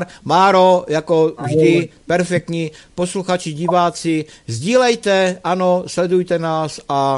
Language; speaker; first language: Czech; native; Czech